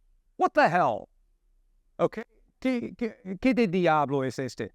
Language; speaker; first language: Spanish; non-native, learner; English